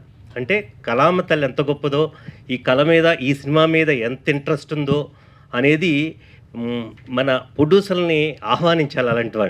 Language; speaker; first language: Telugu; native; Telugu